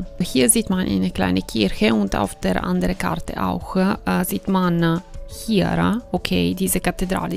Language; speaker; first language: German; non-native, fluent; Italian